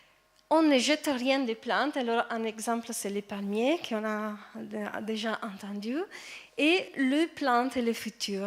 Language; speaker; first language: French; non-native, fluent; Italian